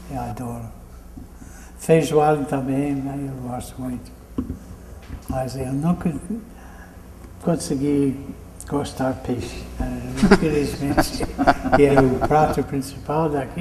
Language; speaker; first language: Portuguese; non-native, fluent; English